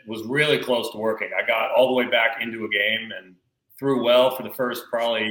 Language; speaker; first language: English; native; English